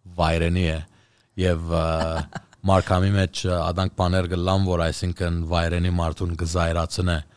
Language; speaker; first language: Armenian; early bilingual, heritage; Armenian